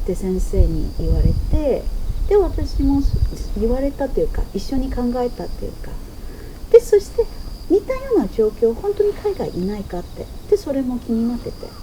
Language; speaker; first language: Japanese; non-native, fluent; Chinese